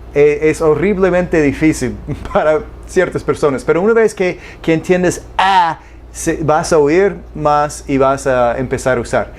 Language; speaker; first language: Spanish; non-native, fluent; English